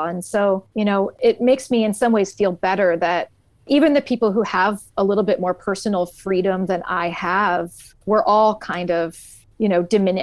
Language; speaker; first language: English; native; English